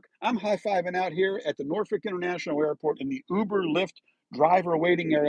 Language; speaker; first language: English; native; English